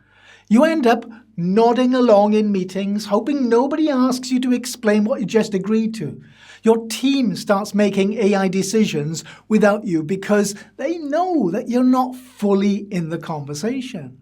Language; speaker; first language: English; native; English